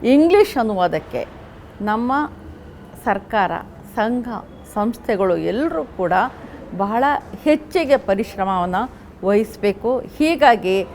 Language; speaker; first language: Kannada; non-native, local second language; Urdu